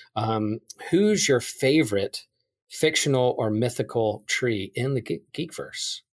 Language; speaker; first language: English; native; English